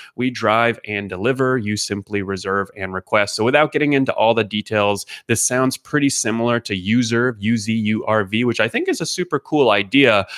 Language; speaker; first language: English; native; English